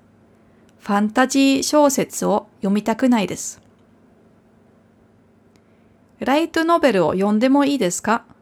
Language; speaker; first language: Japanese; non-native, fluent; German